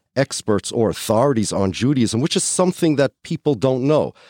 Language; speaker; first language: English; early bilingual, other home language; Polish